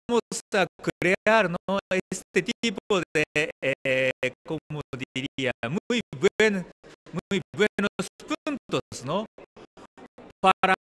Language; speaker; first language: Spanish; non-native, learner; Japanese